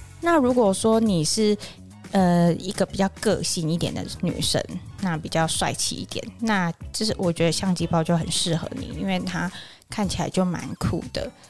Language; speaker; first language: Chinese; native; Chinese